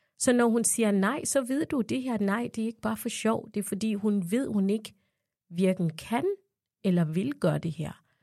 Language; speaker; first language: Danish; non-native, fluent; Ganda